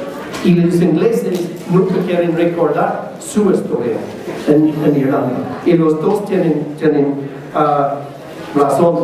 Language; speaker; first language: Spanish; non-native, learner; English